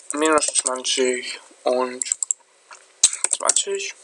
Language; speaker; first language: German; native; German